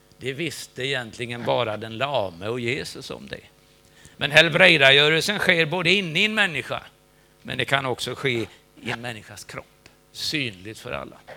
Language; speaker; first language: Swedish; native; Swedish